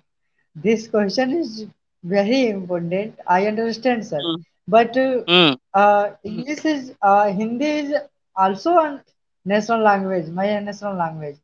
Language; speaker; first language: English; non-native, learner; Hindi